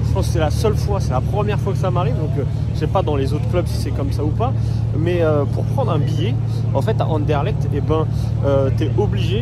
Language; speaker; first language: French; native; French